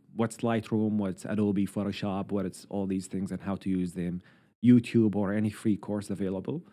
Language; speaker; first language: English; non-native, fluent; Arabic